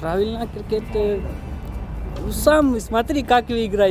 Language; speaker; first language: Russian; non-native, learner; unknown